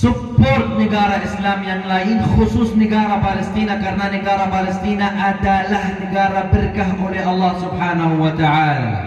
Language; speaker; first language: Indonesian; non-native, fluent; Arabic